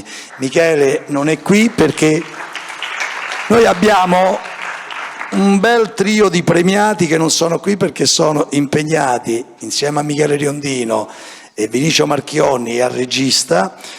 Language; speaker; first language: Italian; native; Italian